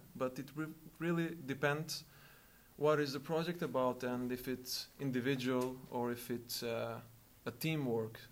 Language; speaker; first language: English; non-native, fluent; Albanian